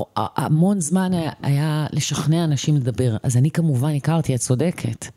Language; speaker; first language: Hebrew; native; Hebrew